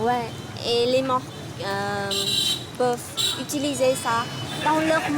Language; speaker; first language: French; non-native, fluent; Vietnamese